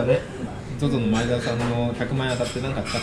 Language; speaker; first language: Japanese; native; Japanese